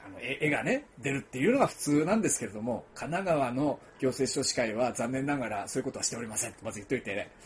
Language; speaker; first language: Japanese; native; Japanese